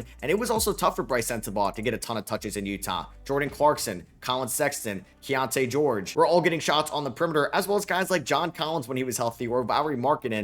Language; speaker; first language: English; native; English